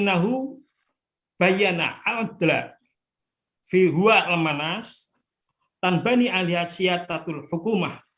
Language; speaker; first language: Arabic; non-native, fluent; Indonesian